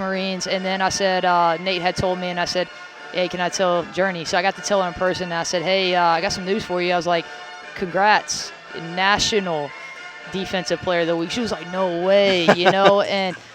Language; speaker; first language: English; native; English